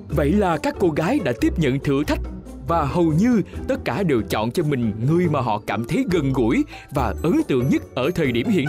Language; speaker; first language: Vietnamese; native; Vietnamese